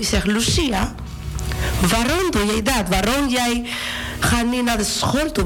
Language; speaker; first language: Dutch; non-native, fluent; Spanish